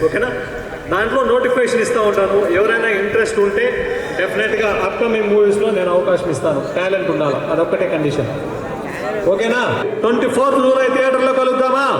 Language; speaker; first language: Telugu; native; Telugu